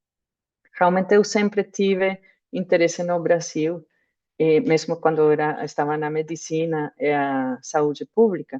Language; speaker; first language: Portuguese; non-native, fluent; Spanish